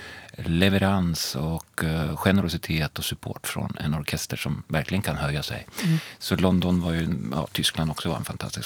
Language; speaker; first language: Swedish; native; Swedish